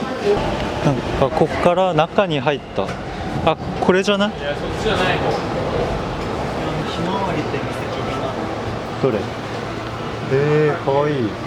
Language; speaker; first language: Japanese; non-native, fluent; Korean